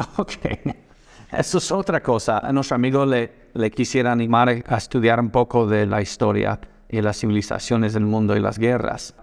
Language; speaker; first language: Spanish; non-native, fluent; English